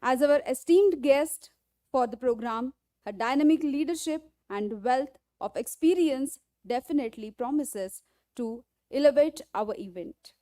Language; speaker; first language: English; non-native, local second language; Marathi